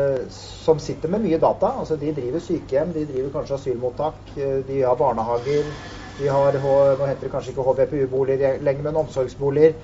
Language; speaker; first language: Norwegian; native; Norwegian